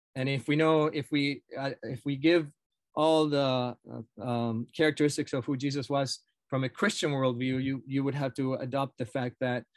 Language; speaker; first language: English; non-native, fluent; Spanish